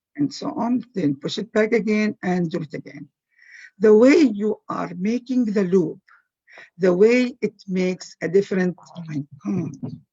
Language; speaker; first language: English; non-native, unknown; Arabic